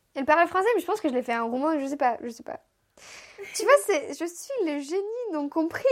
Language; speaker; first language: French; non-native, fluent; Romanian